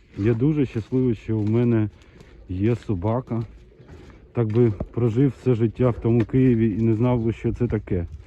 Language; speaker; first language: Ukrainian; non-native, local second language; Russian